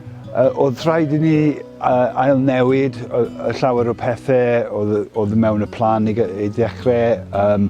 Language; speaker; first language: Welsh; non-native, local second language; English